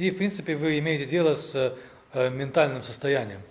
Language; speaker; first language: Russian; native; Russian